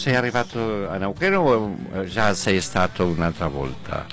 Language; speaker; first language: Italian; non-native, learner; Spanish